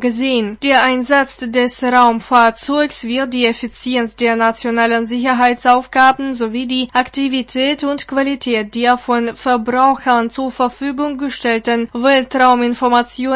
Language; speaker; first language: German; non-native, fluent; Russian